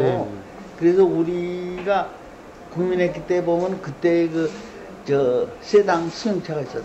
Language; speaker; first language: Korean; native; Korean